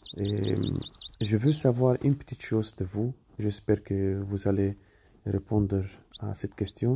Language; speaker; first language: French; non-native, fluent; Italian